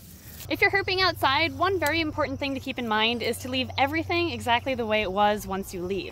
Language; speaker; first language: English; native; English